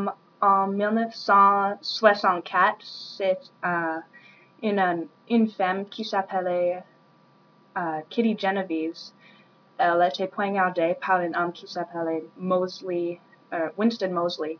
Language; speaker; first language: French; non-native, learner; English